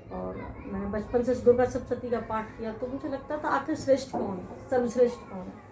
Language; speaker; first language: Hindi; native; Hindi